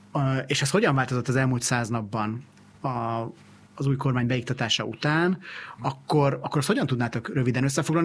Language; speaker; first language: Hungarian; native; Hungarian